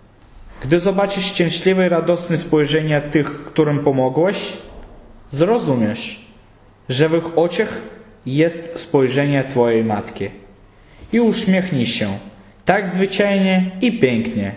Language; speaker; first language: Polish; native; Polish